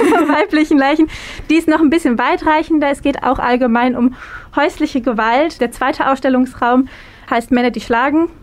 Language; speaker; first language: German; native; German